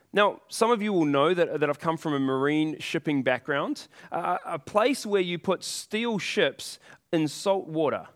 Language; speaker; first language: English; native; English